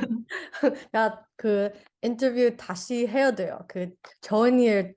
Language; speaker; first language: Korean; non-native, learner; English